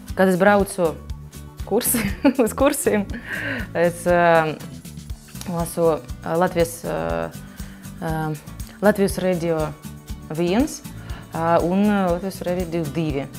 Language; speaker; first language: Latvian; non-native, learner; Russian